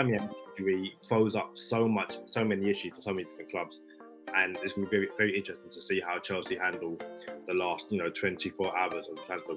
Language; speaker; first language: English; native; English